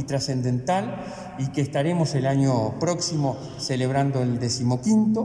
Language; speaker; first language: Spanish; native; Spanish